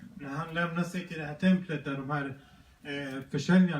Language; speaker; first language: Swedish; early bilingual, other home language; Spanish